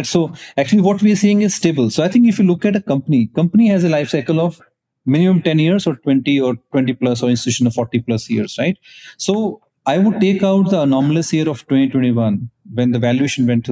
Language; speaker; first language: English; non-native, local second language; Punjabi